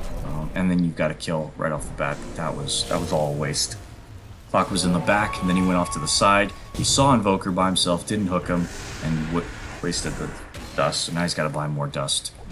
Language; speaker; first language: English; native; English